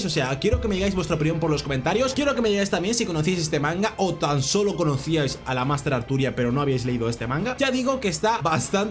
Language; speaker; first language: Spanish; native; Spanish